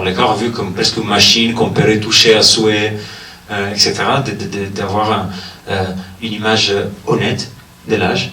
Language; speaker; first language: French; non-native, fluent; Italian